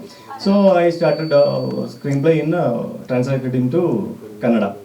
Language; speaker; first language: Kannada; non-native, local second language; Malayalam